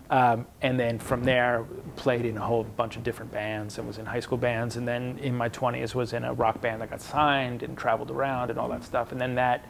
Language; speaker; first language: English; native; English